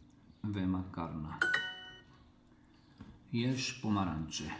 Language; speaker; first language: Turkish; non-native, learner; Slovak